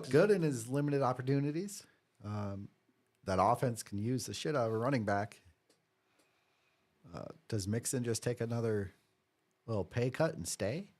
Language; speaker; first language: English; native; English